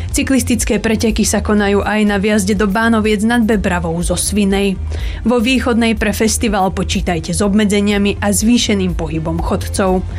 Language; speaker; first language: Slovak; native; Slovak